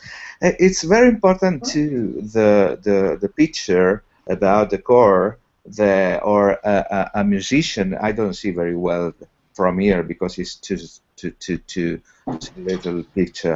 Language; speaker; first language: English; non-native, learner; Italian